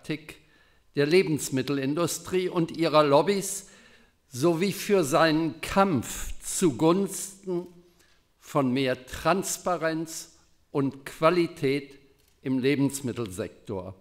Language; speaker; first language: German; native; German